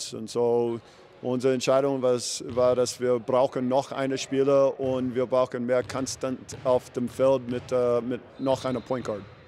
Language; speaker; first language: German; non-native, learner; English